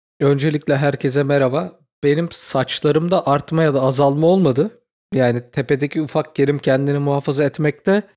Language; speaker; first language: Turkish; native; Turkish